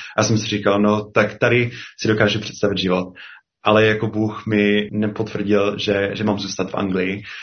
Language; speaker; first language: Czech; non-native, fluent; English